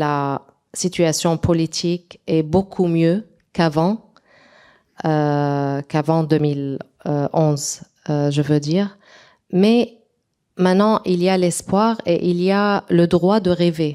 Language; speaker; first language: French; non-native, local second language; Arabic